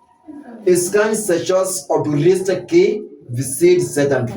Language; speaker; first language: French; non-native, fluent; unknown